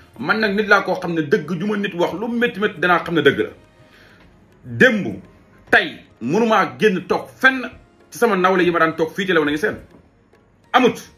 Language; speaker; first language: Wolof; native; Wolof